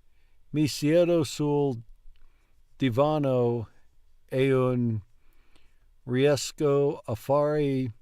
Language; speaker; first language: Italian; non-native, learner; English